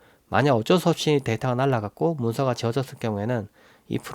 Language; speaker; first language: Korean; native; Korean